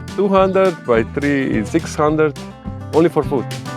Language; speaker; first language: English; non-native, fluent; Croatian